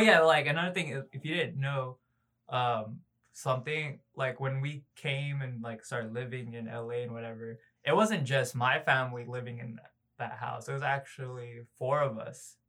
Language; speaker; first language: English; early bilingual, other home language; Cebuano